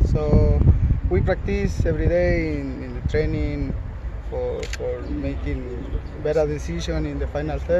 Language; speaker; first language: English; non-native, learner; Spanish